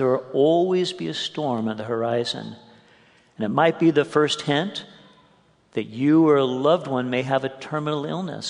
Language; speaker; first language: English; native; English